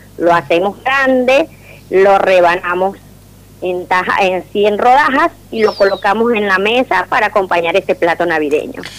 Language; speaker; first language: Spanish; native; Spanish